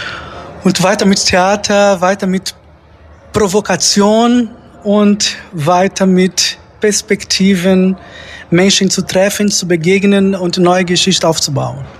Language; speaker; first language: German; non-native, fluent; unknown